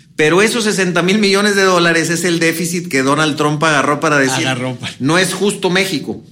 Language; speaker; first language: Spanish; native; Spanish